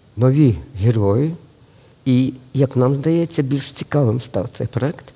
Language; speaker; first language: Ukrainian; non-native, local second language; Russian